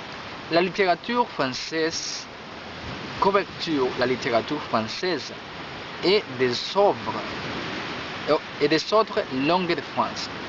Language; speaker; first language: French; non-native, learner; Spanish